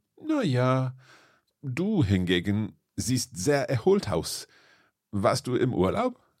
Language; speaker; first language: German; non-native, learner; English